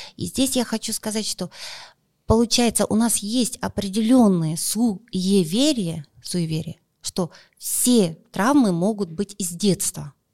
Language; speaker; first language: Russian; non-native, local second language; Kazakh